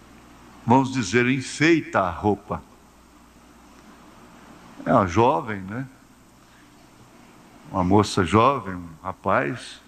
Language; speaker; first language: Portuguese; native; Portuguese